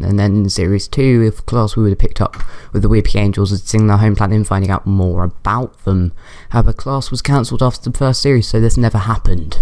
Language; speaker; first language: English; native; English